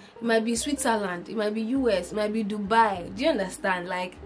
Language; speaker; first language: English; non-native, local second language; Igbo